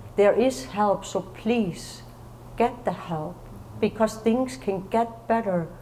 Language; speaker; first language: English; non-native, fluent; German